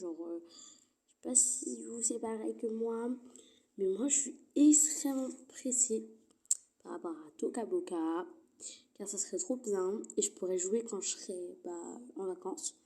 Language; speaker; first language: French; native; French